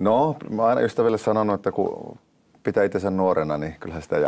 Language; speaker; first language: Finnish; native; Finnish